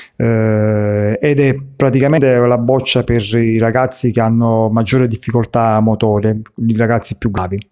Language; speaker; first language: Italian; native; Italian